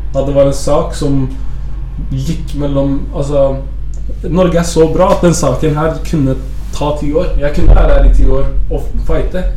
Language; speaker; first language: Norwegian; early bilingual, other home language; Arabic